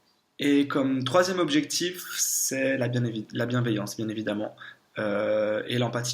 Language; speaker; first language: French; native; French